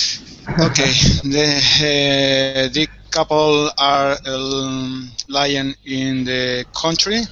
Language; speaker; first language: English; non-native, learner; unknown